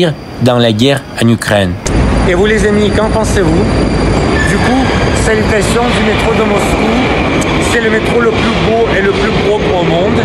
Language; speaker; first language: French; non-native, fluent; Russian